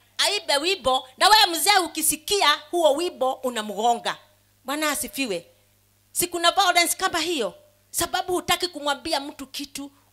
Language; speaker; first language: Swahili; non-native, local second language; Kikuyu